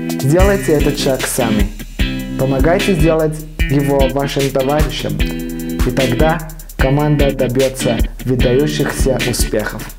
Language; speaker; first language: Russian; non-native, fluent; Armenian